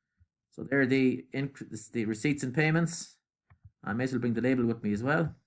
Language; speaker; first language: English; native; English